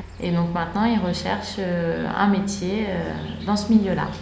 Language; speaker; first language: French; native; French